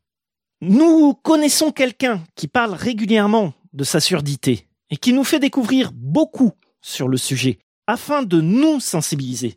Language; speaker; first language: French; native; French